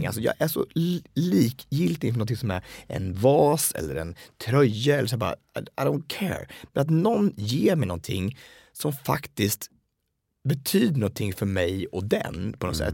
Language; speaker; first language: Swedish; native; Swedish